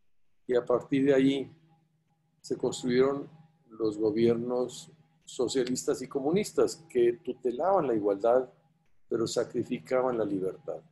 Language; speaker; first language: Spanish; native; Spanish